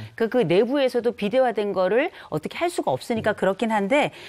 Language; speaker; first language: Korean; native; Korean